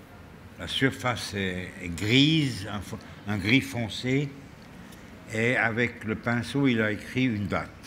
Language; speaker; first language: French; non-native, fluent; German